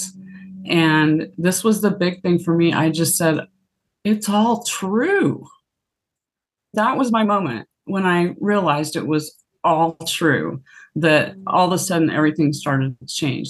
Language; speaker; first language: English; native; English